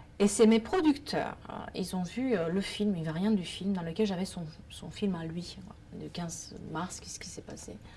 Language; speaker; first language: French; non-native, fluent; Romanian